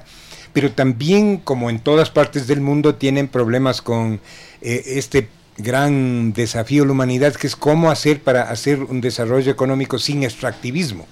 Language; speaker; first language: Spanish; native; Spanish